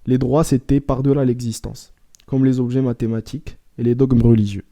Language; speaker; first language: French; non-native, local second language; Arabic